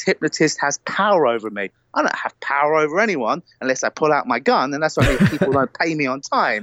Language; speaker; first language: English; native; English